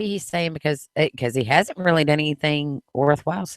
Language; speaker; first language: English; native; English